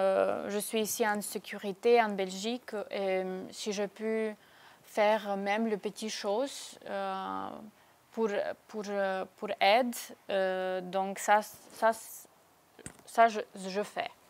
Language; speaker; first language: French; non-native, fluent; Ukrainian